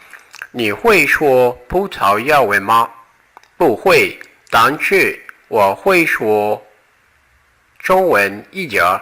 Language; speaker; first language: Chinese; non-native, learner; Portuguese